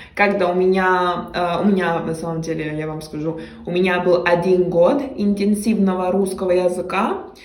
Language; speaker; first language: Russian; non-native, fluent; Spanish